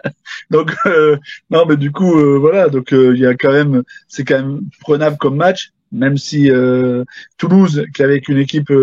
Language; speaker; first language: French; native; French